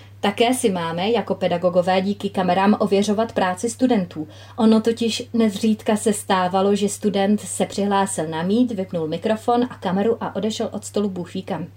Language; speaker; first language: Czech; native; Czech